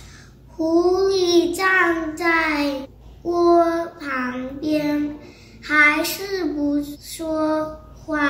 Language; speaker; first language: Chinese; early bilingual, heritage; Chinese